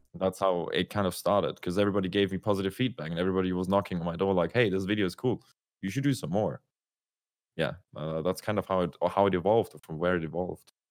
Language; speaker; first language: English; non-native, fluent; German